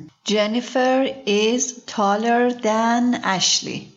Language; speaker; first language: English; non-native, learner; Persian